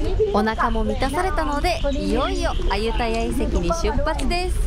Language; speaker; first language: Japanese; native; Japanese